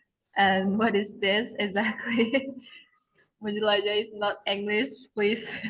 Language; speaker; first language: English; non-native, learner; Indonesian